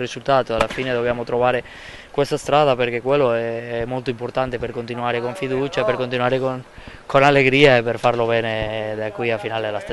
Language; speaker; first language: Italian; non-native, fluent; Spanish